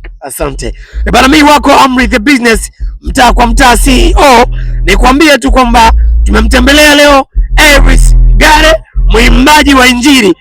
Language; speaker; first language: Swahili; native; Swahili